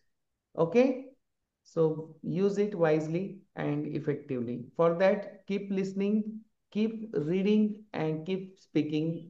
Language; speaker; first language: English; non-native, local second language; Marathi